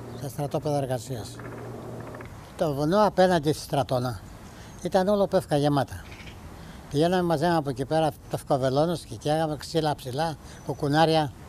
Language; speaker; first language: Greek; early bilingual, heritage; Greek